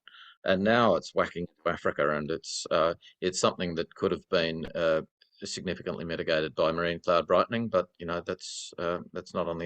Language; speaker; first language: English; native; English